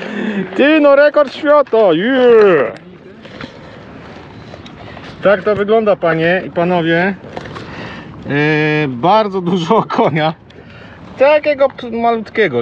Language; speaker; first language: Polish; native; Polish